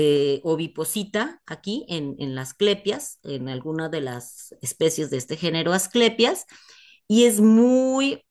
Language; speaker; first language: Spanish; native; Spanish